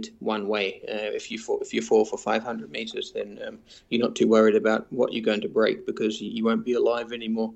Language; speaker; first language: English; native; English